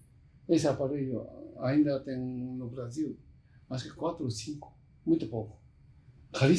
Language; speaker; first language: Portuguese; non-native, learner; Japanese